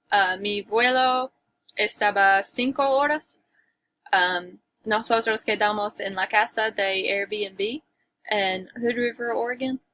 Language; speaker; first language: Spanish; non-native, learner; English